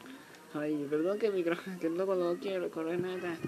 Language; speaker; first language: Spanish; native; Spanish